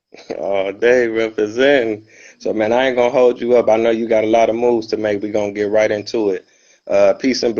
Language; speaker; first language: English; native; English